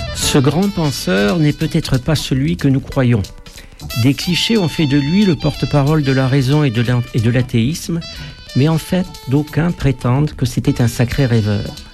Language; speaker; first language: French; native; French